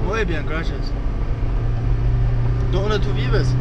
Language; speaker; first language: Spanish; non-native, learner; English